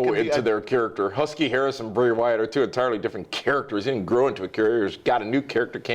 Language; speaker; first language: English; native; English